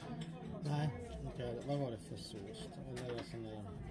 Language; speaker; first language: Swedish; non-native, learner; Thai